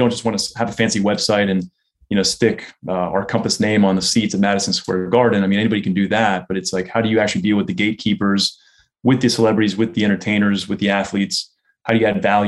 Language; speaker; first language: English; native; English